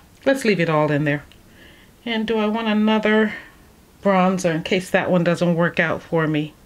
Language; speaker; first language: English; native; English